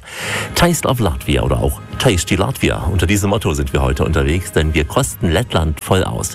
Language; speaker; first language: German; native; German